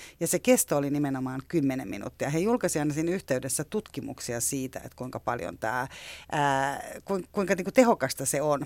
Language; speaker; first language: Finnish; native; Finnish